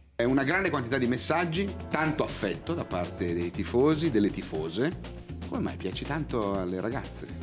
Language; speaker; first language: Italian; native; Italian